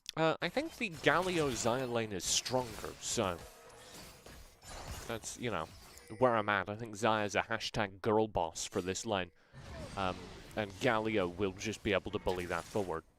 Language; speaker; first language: English; native; English